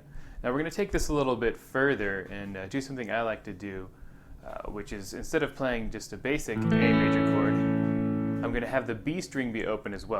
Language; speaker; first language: English; native; English